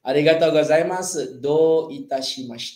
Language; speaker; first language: Japanese; non-native, fluent; Malay